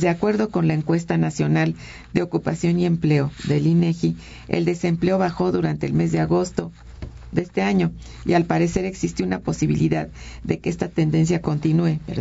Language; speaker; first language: Spanish; native; Spanish